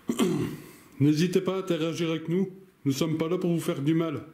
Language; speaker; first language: French; native; French